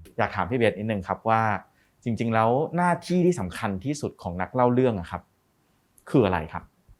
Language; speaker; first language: Thai; native; Thai